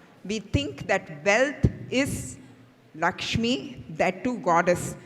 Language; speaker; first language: English; non-native, local second language; Tamil